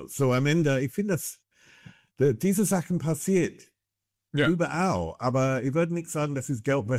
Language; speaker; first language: German; non-native, fluent; English